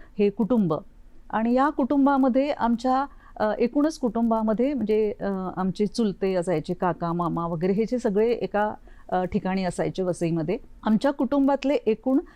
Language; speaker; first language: Marathi; native; Marathi